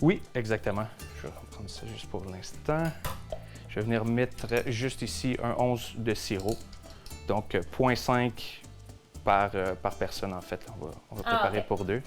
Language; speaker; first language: French; native; French